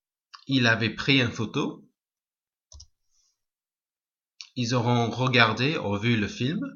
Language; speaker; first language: French; non-native, fluent; English